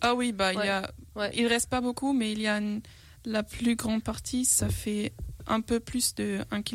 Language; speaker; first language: French; non-native, learner; German